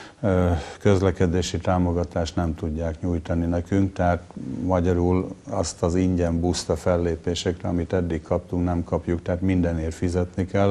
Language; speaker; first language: Hungarian; native; Hungarian